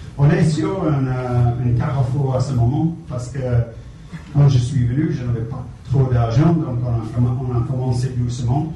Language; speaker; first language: French; non-native, fluent; English